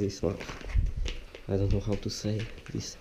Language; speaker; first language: English; non-native, learner; Polish